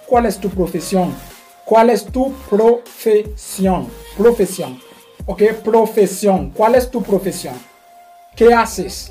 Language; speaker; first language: Spanish; non-native, learner; Haitian Creole